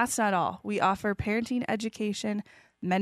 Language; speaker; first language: English; native; English